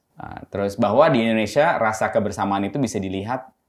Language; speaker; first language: Indonesian; native; Indonesian